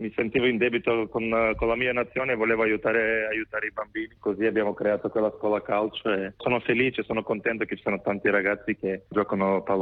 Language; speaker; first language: Italian; non-native, fluent; Macedonian